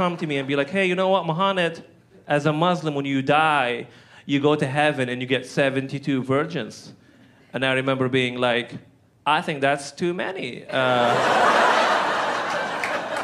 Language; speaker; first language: English; non-native, fluent; Arabic